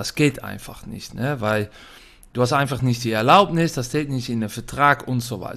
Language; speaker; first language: German; non-native, fluent; Dutch